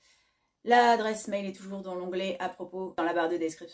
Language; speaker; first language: French; native; French